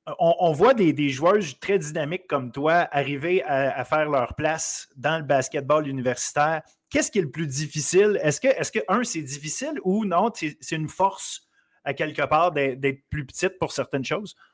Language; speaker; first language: French; native; French